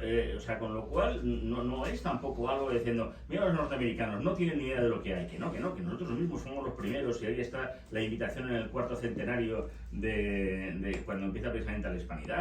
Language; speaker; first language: Spanish; native; Spanish